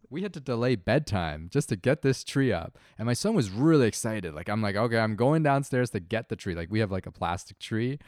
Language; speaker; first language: English; native; English